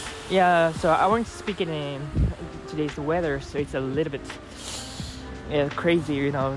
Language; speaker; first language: English; non-native, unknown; Japanese